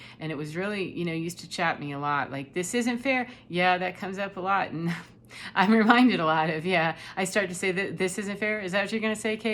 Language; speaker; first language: English; native; English